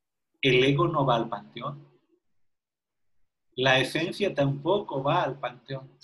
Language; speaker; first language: Spanish; native; Spanish